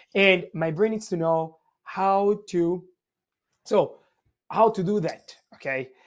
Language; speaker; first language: English; non-native, fluent; Italian